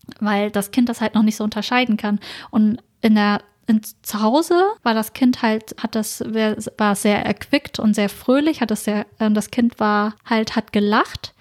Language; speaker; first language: German; early bilingual, other home language; Vietnamese